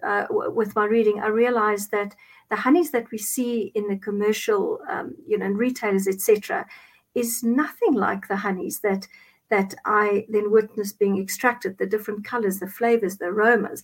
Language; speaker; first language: English; non-native, local second language; Afrikaans